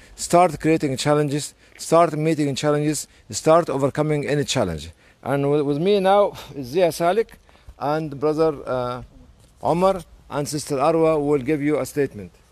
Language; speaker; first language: English; non-native, fluent; Arabic